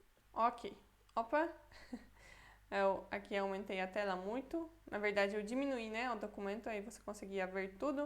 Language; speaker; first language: Portuguese; non-native, fluent; Polish